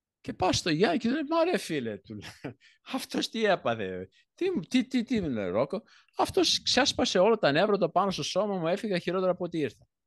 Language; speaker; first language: Greek; early bilingual, heritage; Greek